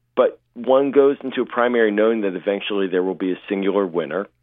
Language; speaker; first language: English; native; English